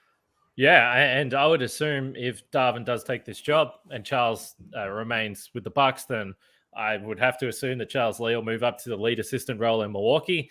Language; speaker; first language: English; native; English